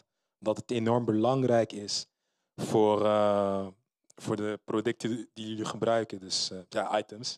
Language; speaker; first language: Dutch; early bilingual, other home language; Lingala